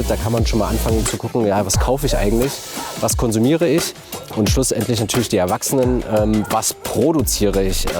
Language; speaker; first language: German; native; German